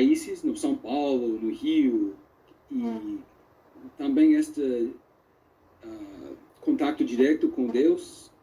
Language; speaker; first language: Portuguese; non-native, fluent; English